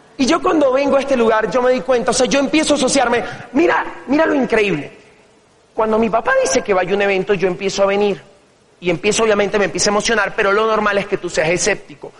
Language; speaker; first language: Spanish; native; Spanish